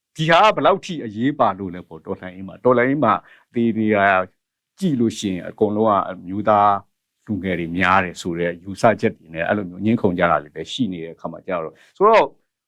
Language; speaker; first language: Burmese; native; Burmese